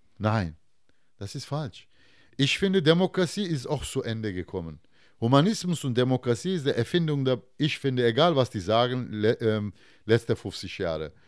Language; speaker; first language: German; non-native, fluent; Turkish